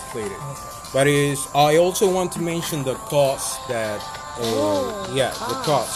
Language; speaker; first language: English; non-native, fluent; Spanish